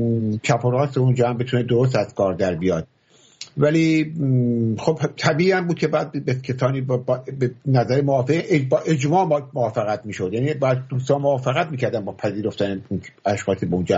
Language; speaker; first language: Persian; native; Persian